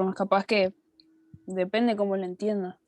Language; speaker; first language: Spanish; native; Spanish